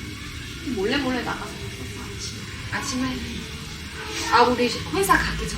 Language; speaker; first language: Korean; non-native, fluent; Chinese